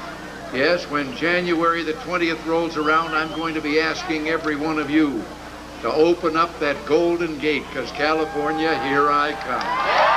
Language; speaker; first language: English; native; English